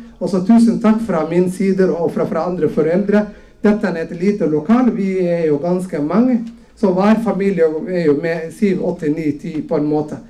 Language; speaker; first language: Norwegian; non-native, fluent; Somali